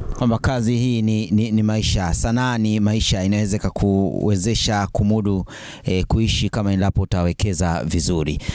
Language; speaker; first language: Swahili; native; Swahili